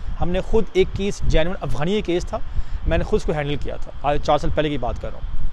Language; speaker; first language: Urdu; non-native, local second language; Punjabi